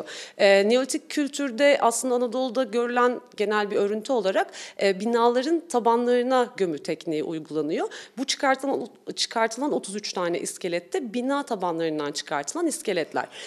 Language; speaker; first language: Turkish; native; Turkish